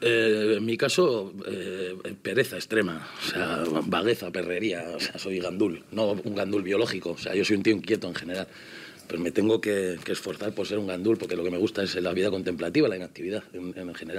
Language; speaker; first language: Spanish; native; Spanish